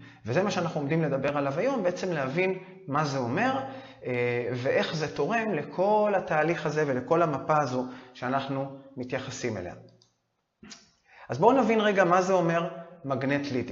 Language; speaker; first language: Hebrew; native; Hebrew